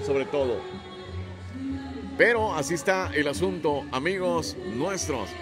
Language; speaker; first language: Spanish; native; Spanish